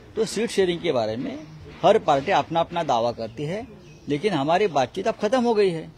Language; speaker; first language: Hindi; non-native, local second language; Marathi